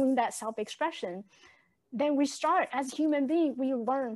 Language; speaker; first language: English; non-native, fluent; Chinese